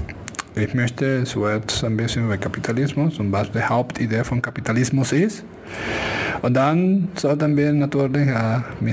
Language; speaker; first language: German; non-native, fluent; Spanish